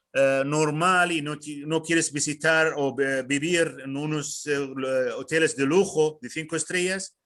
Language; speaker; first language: Spanish; non-native, fluent; Arabic